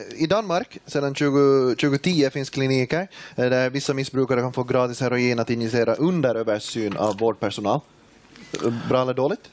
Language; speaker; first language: Swedish; native; Swedish